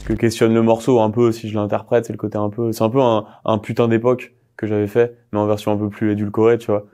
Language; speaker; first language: French; native; French